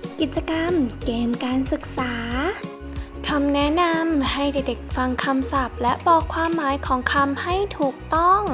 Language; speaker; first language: Thai; native; Thai